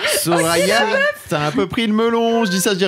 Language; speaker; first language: French; native; French